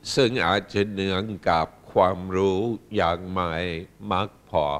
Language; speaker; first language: Thai; non-native, fluent; English